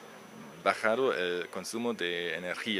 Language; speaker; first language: Spanish; non-native, learner; German